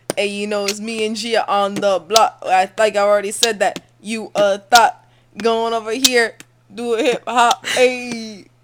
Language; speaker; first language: English; early bilingual, other home language; Spanish